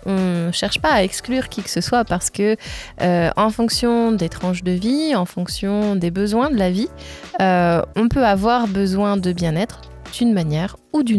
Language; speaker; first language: French; native; French